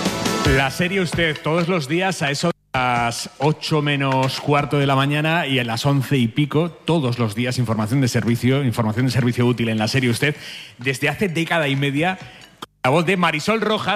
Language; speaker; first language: Spanish; native; Spanish